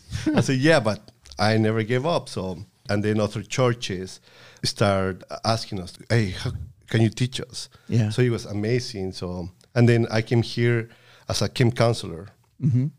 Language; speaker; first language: English; non-native, fluent; Spanish